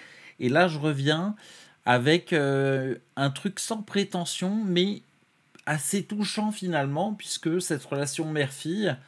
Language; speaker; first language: French; native; French